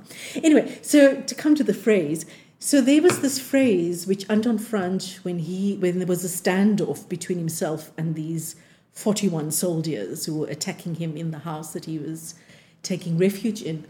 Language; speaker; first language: English; native; English